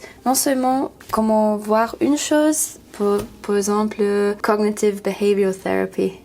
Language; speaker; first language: French; non-native, learner; English